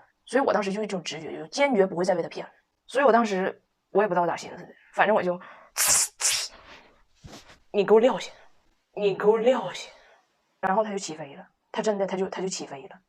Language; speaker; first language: Chinese; native; Chinese